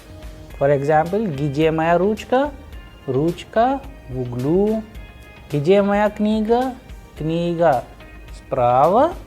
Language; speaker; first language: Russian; non-native, fluent; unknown